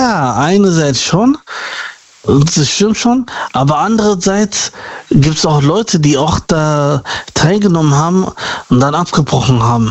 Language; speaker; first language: German; native; German